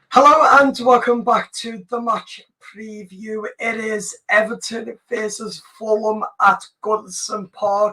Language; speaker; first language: English; native; English